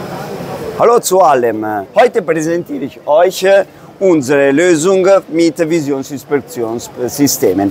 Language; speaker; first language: German; non-native, fluent; Italian